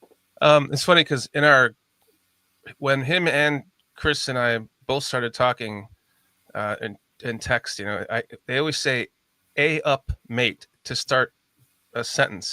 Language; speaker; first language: English; native; English